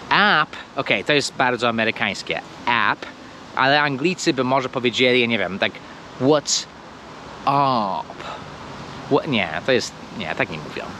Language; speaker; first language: Polish; non-native, fluent; English